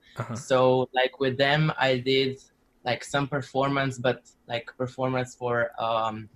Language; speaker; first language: English; non-native, learner; Slovenian